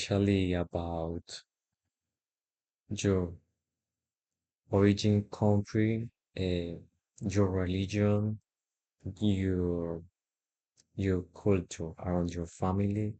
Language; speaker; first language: English; non-native, learner; Spanish